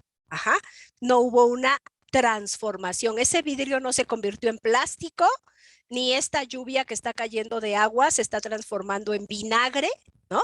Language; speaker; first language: Spanish; native; Spanish